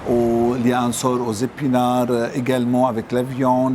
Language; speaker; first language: French; non-native, local second language; Arabic